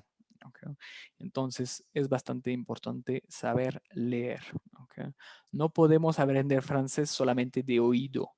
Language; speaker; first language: Spanish; non-native, fluent; French